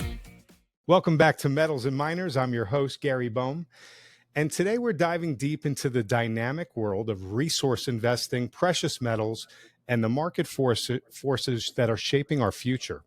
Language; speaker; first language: English; native; English